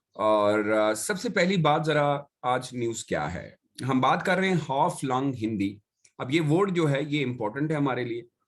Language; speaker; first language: Hindi; native; Hindi